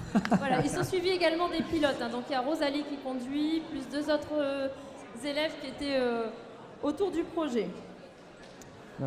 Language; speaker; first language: French; native; French